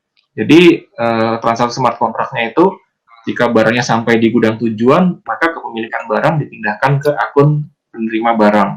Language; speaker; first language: Indonesian; native; Indonesian